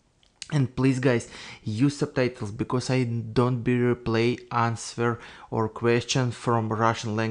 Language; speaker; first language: English; non-native, learner; Russian